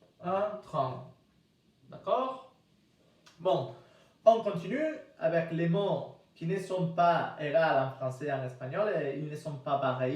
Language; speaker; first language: French; non-native, fluent; Spanish